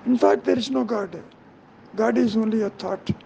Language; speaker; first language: English; non-native, local second language; Telugu